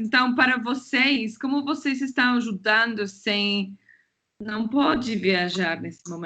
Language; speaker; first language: Portuguese; non-native, fluent; English